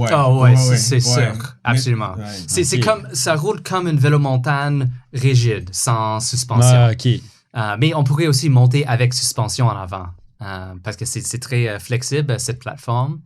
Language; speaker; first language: French; non-native, fluent; English